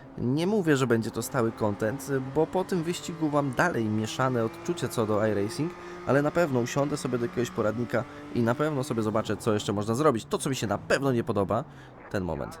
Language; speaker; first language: Polish; native; Polish